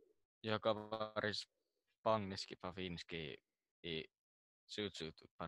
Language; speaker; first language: Russian; non-native, learner; Finnish